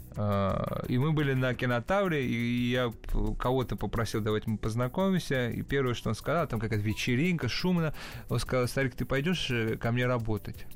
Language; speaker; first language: Russian; early bilingual, other home language; Georgian